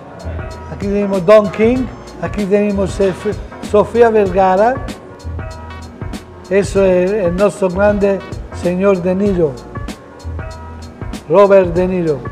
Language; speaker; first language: Spanish; non-native, fluent; Italian